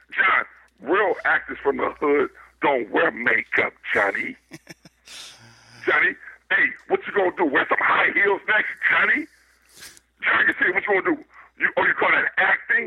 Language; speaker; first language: English; native; English